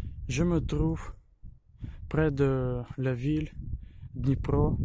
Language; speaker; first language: French; non-native, learner; Ukrainian